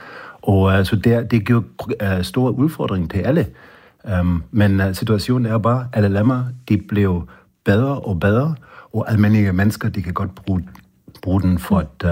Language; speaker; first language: Danish; non-native, fluent; German